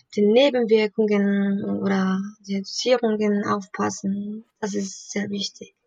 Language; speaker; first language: German; non-native, fluent; Spanish